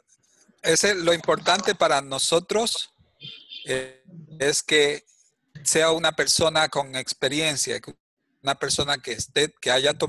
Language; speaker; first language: Portuguese; non-native, learner; Spanish